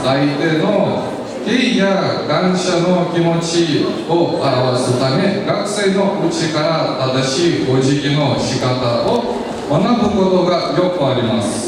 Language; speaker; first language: Japanese; non-native, learner; Kyrgyz